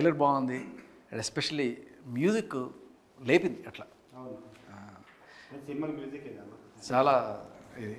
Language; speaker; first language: Telugu; native; Telugu